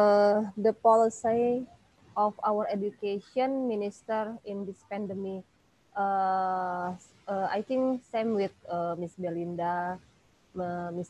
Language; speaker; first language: English; non-native, learner; Indonesian